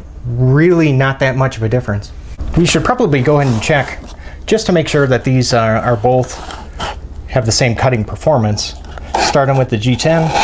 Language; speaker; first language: English; native; English